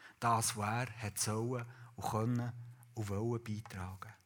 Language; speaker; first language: German; native; German